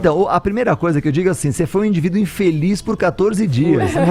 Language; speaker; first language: Portuguese; native; Portuguese